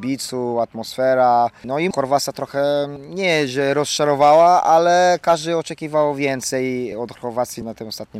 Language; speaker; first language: Polish; non-native, fluent; Portuguese